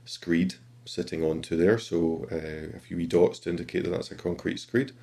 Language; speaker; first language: English; native; English